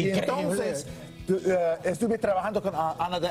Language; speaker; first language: Spanish; non-native, learner; English